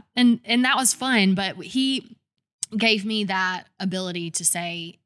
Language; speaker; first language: English; native; English